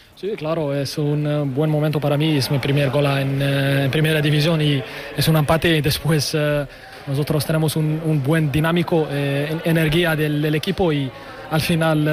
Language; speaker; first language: Spanish; non-native, learner; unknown